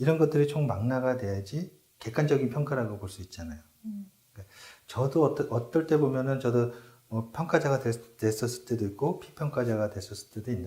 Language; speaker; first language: Korean; native; Korean